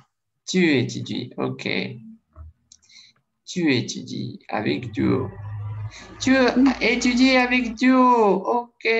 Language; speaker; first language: French; non-native, learner; Russian